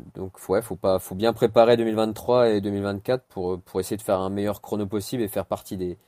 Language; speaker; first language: French; native; French